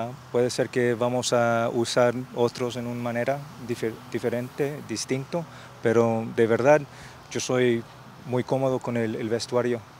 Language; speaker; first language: Spanish; non-native, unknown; English